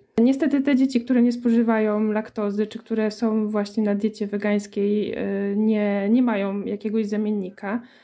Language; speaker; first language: Polish; native; Polish